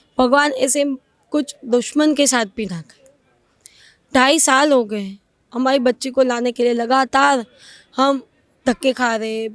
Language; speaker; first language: Hindi; non-native, local second language; Gujarati